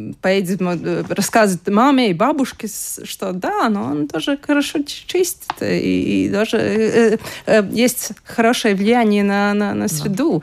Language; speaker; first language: Russian; non-native, local second language; Latvian